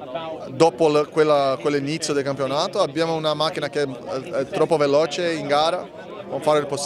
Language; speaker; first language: Italian; non-native, learner; Portuguese